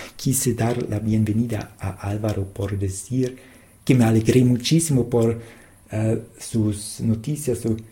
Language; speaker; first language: Spanish; non-native, fluent; German